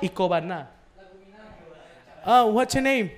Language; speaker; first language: English; non-native, learner; Indonesian